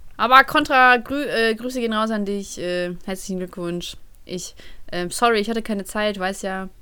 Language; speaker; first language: German; early bilingual, other home language; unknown